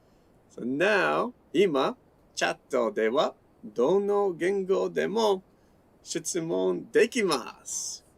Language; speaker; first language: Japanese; non-native, learner; English